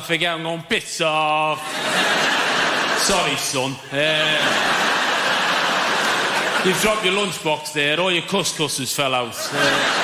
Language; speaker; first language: English; native; English